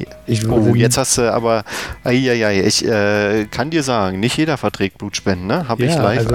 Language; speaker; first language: German; native; German